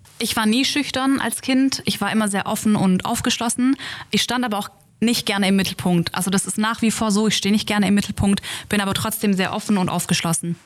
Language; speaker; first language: German; native; German